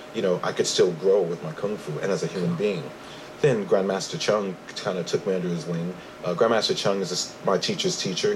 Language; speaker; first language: English; native; English